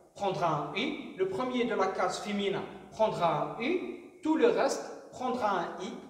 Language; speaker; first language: French; non-native, local second language; Arabic